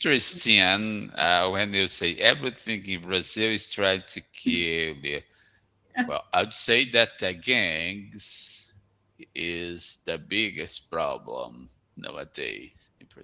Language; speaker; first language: English; non-native, fluent; Portuguese